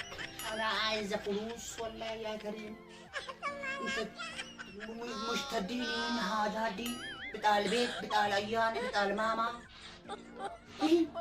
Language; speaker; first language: Arabic; non-native, learner; Oromo